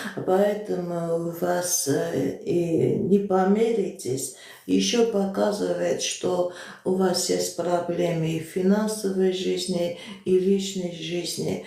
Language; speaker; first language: Russian; non-native, local second language; Armenian